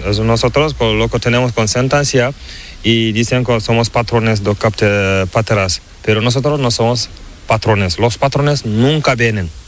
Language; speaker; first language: Spanish; non-native, learner; Fula